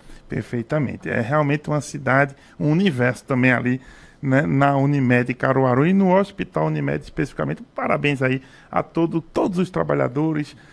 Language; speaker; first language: Portuguese; native; Portuguese